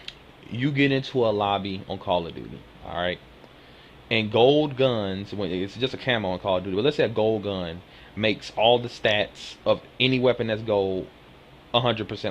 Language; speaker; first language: English; native; English